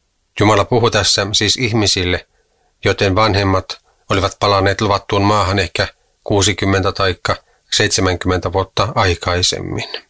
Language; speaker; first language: Finnish; native; Finnish